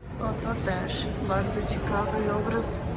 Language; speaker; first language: Polish; non-native, learner; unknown